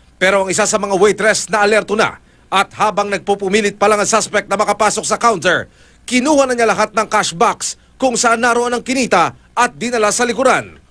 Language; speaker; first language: Filipino; native; Filipino